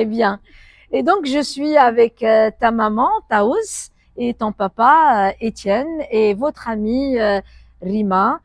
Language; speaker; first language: French; non-native, local second language; Arabic